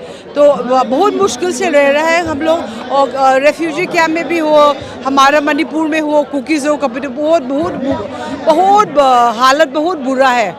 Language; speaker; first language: Hindi; non-native, local second language; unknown